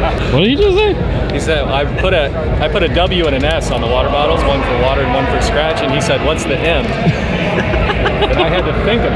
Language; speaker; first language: English; native; English